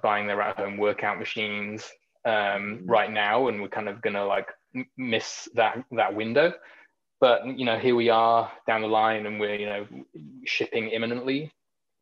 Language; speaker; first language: English; native; English